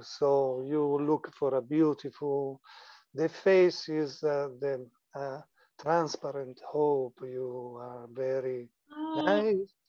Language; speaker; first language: English; non-native, learner; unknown